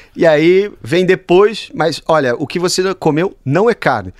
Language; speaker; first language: Portuguese; native; Portuguese